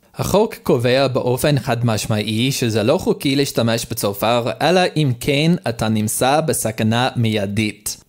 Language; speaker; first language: Hebrew; non-native, learner; English